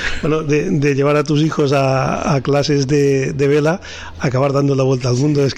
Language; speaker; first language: Spanish; native; Spanish